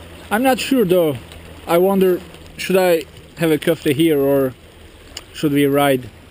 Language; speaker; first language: English; non-native, fluent; Turkish